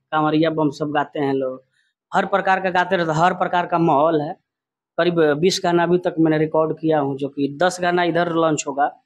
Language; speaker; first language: Hindi; non-native, local second language; Bhojpuri